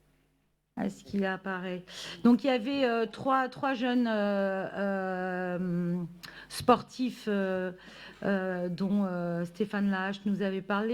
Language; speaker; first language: French; native; French